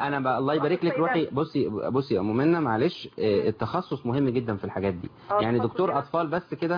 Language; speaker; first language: Arabic; native; Arabic